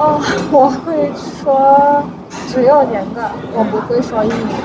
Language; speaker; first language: Chinese; non-native, learner; Mongolian